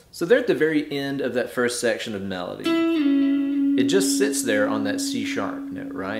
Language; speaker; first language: English; native; English